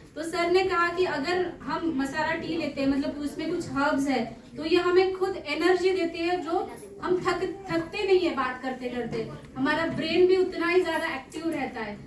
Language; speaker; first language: Hindi; non-native, local second language; Marathi